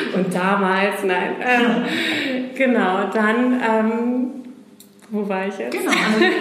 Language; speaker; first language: German; native; German